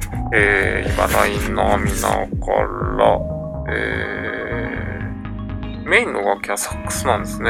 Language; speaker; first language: Japanese; native; Japanese